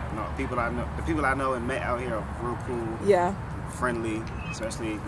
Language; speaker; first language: English; native; English